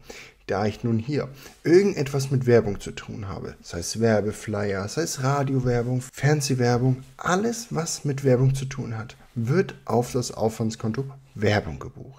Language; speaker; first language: German; native; German